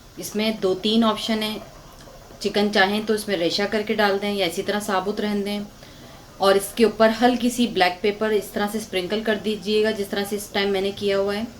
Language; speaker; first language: Urdu; native; Urdu